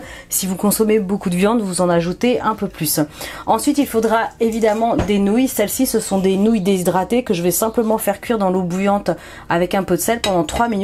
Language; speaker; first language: French; native; French